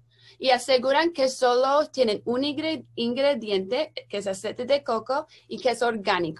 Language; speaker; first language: Spanish; non-native, learner; English